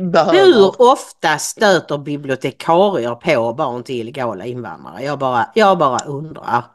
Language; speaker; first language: Swedish; native; Swedish